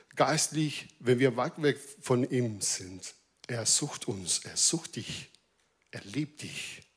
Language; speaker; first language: German; non-native, fluent; Spanish